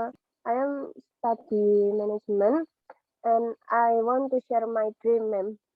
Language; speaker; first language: English; non-native, learner; Indonesian